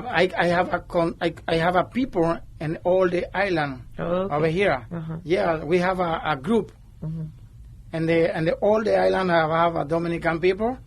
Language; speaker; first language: English; non-native, learner; Spanish